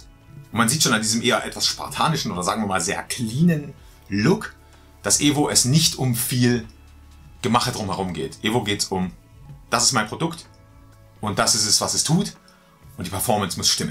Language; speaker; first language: German; native; German